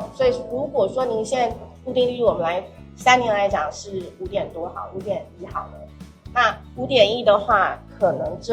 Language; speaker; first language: Chinese; native; Chinese